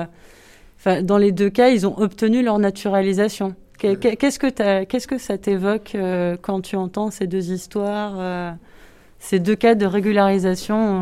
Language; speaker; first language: French; native; French